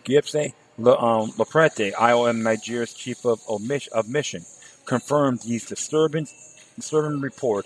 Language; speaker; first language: English; native; English